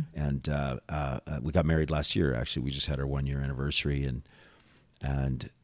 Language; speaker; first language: English; native; English